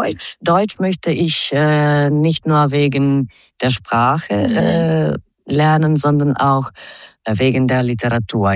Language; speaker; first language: German; non-native, fluent; Croatian